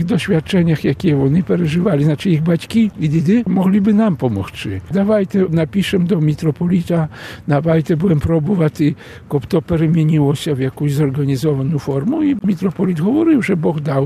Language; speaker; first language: Polish; non-native, local second language; Belarusian